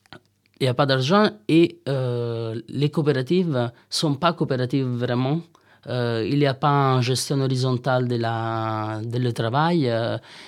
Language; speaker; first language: French; non-native, learner; Italian